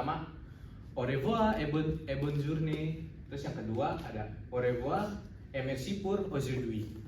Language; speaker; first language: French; non-native, learner; Indonesian